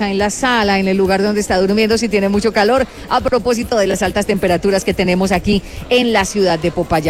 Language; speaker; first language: Spanish; native; Spanish